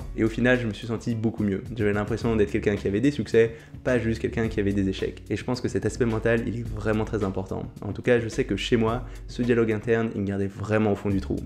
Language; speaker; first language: French; native; French